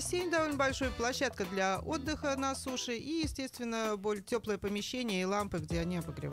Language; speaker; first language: Russian; native; Russian